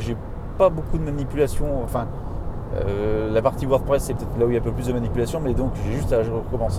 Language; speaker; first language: French; native; French